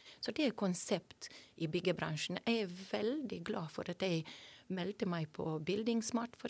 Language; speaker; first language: Norwegian; non-native, fluent; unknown